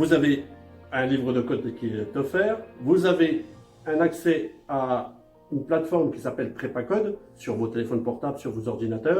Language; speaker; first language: French; native; French